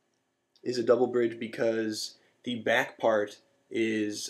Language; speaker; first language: English; native; English